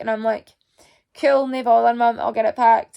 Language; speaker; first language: English; native; English